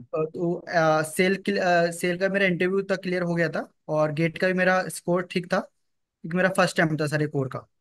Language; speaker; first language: Hindi; native; Hindi